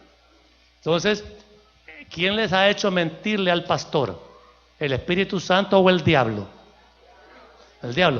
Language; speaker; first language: Spanish; native; Spanish